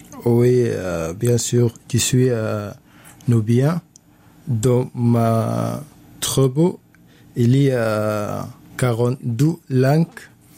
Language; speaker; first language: French; non-native, learner; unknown